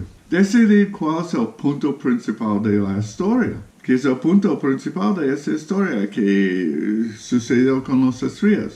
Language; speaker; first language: Spanish; non-native, fluent; English